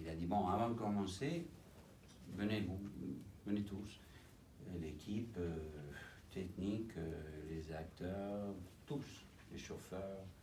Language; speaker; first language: French; non-native, fluent; English